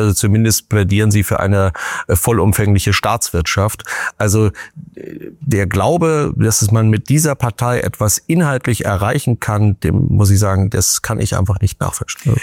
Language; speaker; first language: German; native; German